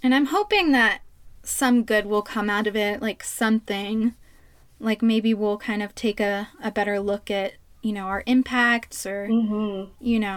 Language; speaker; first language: English; early bilingual, other home language; Spanish